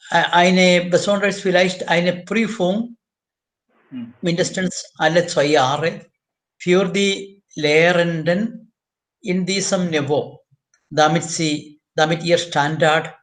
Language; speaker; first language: German; non-native, fluent; Malayalam